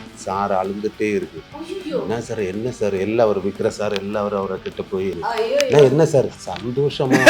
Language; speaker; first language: Tamil; non-native, learner; Malayalam